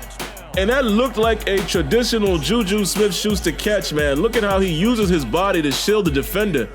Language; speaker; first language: English; native; English